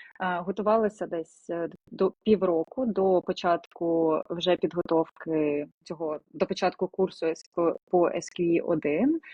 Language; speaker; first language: Ukrainian; non-native, local second language; Russian